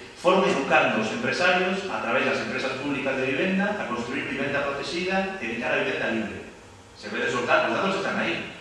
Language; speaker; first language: Galician; non-native, local second language; Spanish